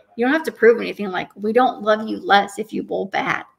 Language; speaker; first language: English; native; English